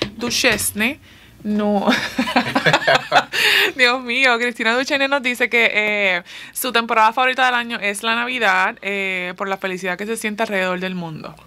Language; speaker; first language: Spanish; early bilingual, heritage; Spanish